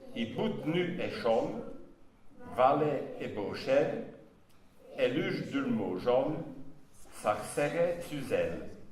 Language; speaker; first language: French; non-native, local second language; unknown